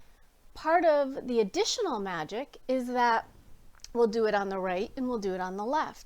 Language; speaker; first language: English; native; English